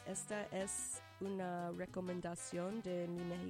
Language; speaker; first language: Spanish; non-native, learner; English